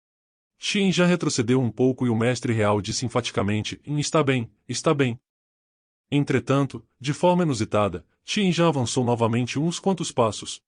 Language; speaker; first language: Portuguese; native; Portuguese